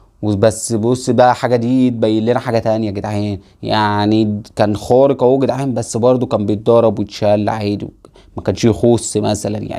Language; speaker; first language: Arabic; native; Arabic